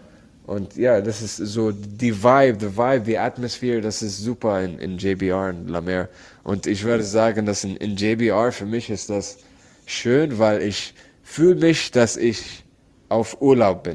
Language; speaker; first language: German; non-native, learner; Arabic